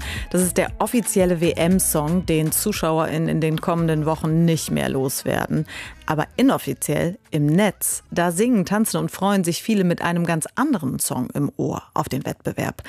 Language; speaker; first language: German; native; German